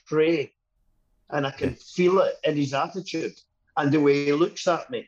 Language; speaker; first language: English; native; English